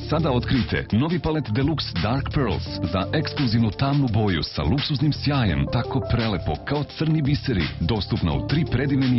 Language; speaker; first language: Serbian; native; Serbian